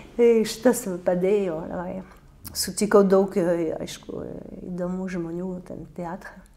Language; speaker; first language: Lithuanian; early bilingual, heritage; French